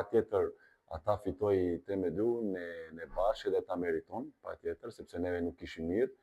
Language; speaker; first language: Albanian; non-native, fluent; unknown